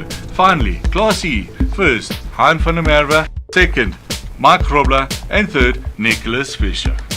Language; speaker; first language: English; native; English